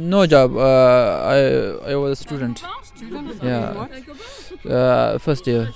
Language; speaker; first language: English; non-native, learner; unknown